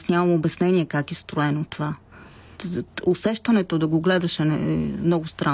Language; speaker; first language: Bulgarian; native; Bulgarian